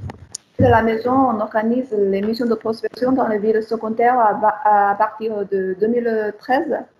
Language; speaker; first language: French; non-native, fluent; Chinese